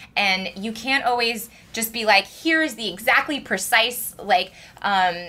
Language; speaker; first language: English; native; English